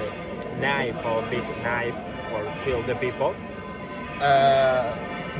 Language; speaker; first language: English; non-native, learner; Spanish